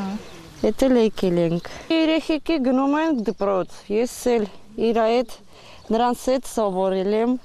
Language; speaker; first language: Armenian; non-native, learner; Russian